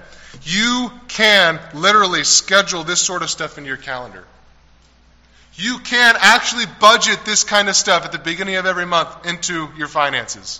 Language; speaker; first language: English; native; English